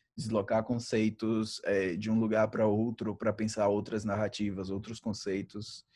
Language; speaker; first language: Portuguese; native; Portuguese